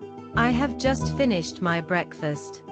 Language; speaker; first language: English; non-native, learner; Spanish